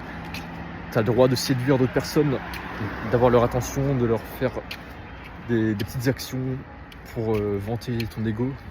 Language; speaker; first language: French; native; French